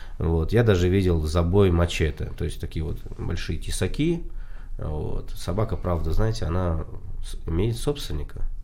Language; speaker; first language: Russian; non-native, local second language; Tajik